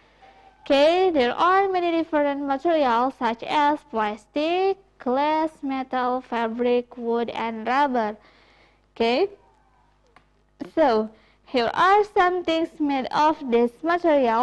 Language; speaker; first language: English; non-native, fluent; Indonesian